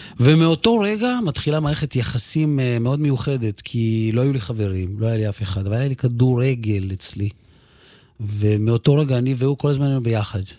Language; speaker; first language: Hebrew; early bilingual, other home language; Russian